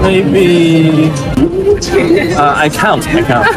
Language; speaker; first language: English; non-native, learner; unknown